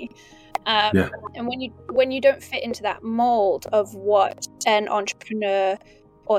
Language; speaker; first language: English; native; English